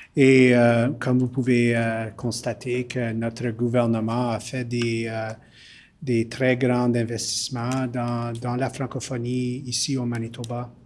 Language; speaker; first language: French; early bilingual, heritage; French